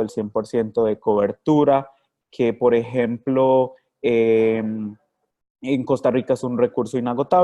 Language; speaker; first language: Spanish; native; Spanish